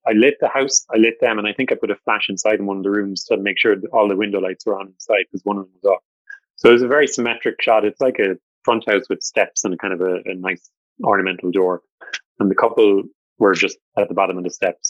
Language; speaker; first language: English; native; English